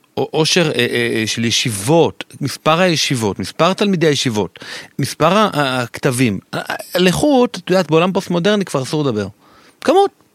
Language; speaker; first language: Hebrew; native; Hebrew